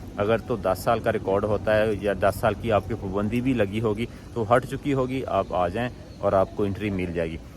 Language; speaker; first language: Urdu; non-native, local second language; Punjabi